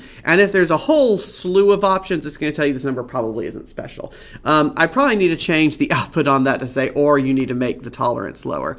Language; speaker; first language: English; native; English